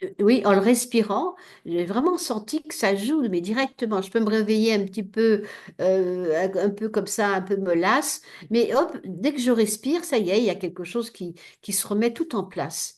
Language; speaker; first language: French; native; French